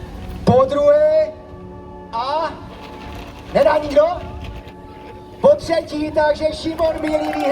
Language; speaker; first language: Czech; native; Czech